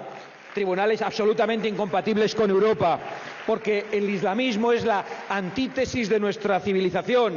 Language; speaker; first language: Spanish; native; Spanish